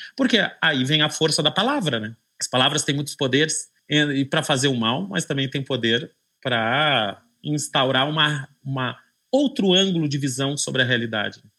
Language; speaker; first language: Portuguese; native; Portuguese